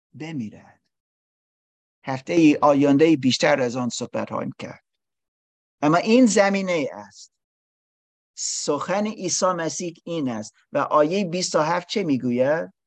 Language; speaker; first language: Persian; non-native, learner; English